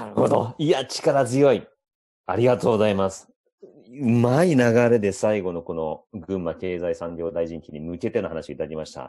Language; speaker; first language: Japanese; native; Japanese